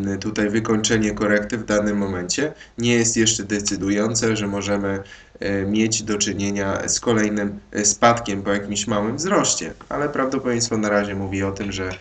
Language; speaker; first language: Polish; native; Polish